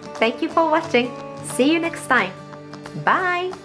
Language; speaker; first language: English; non-native, fluent; Japanese